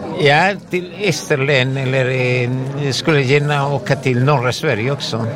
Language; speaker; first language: Swedish; non-native, fluent; Spanish